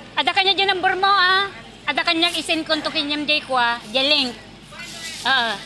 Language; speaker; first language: Filipino; non-native, local second language; Iloko